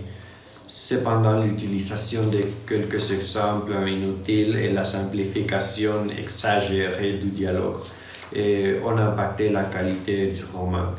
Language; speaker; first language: French; non-native, learner; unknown